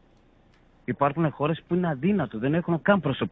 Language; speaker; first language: Greek; non-native, fluent; Portuguese